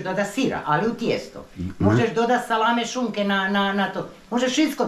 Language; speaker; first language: Polish; non-native, learner; Croatian